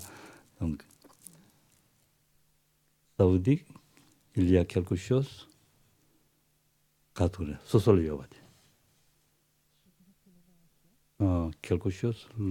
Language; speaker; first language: French; non-native, learner; Tibetan